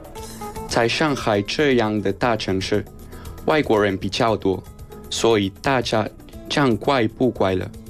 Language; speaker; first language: Chinese; non-native, learner; Spanish